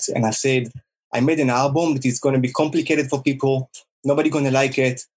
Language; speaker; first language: English; non-native, fluent; Hebrew